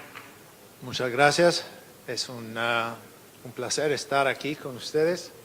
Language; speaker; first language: Spanish; non-native, fluent; English